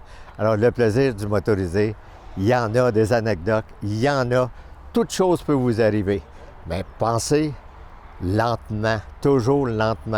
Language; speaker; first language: French; native; French